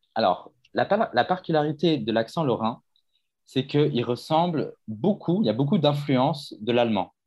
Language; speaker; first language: French; native; French